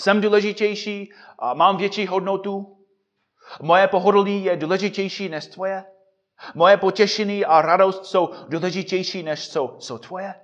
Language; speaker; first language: Czech; non-native, fluent; English